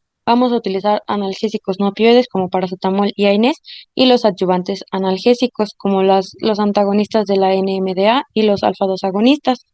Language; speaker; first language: Spanish; native; Spanish